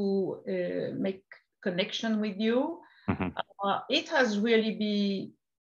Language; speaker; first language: English; non-native, fluent; French